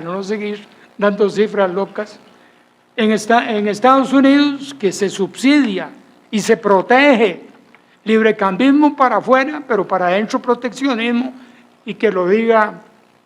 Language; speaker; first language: Spanish; native; Spanish